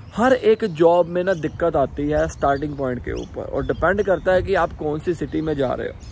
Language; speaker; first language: Hindi; native; Hindi